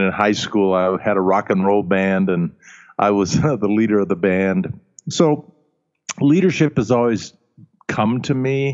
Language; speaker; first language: English; early bilingual, other home language; German